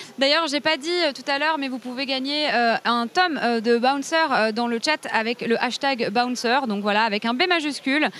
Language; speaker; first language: French; native; French